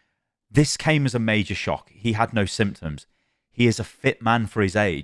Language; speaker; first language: English; native; English